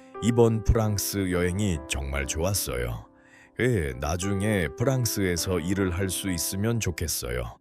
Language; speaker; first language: Korean; non-native, learner; Uzbek